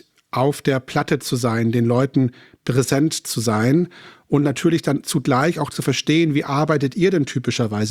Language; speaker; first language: German; native; German